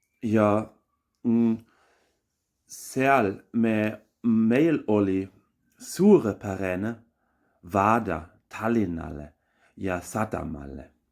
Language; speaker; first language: Estonian; non-native, learner; German